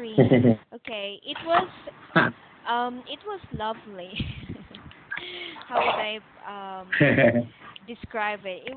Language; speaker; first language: English; non-native, local second language; Filipino